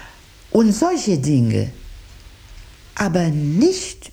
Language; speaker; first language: German; non-native, local second language; French